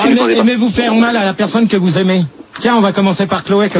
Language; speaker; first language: French; native; French